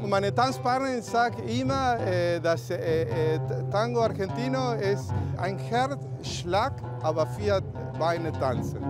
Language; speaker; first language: German; non-native, fluent; Spanish